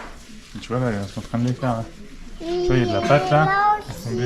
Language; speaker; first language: French; native; French